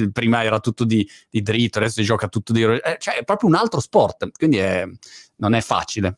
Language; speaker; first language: Italian; native; Italian